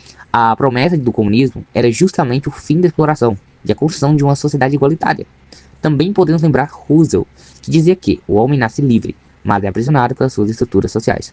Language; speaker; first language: Portuguese; native; Portuguese